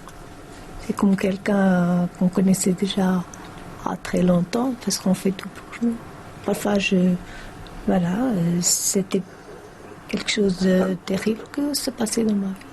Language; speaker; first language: French; non-native, fluent; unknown